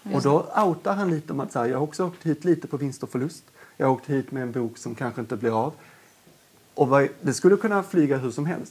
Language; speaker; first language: Swedish; native; Swedish